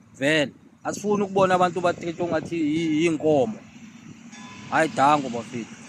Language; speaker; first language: Zulu; native; Zulu